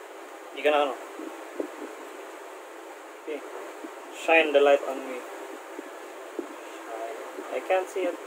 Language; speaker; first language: English; non-native, local second language; Filipino